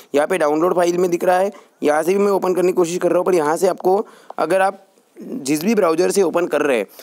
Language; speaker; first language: Hindi; non-native, local second language; Marathi